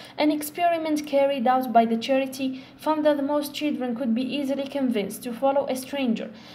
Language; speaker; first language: English; non-native, fluent; Arabic